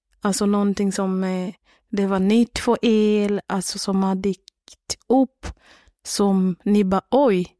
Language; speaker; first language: Swedish; non-native, learner; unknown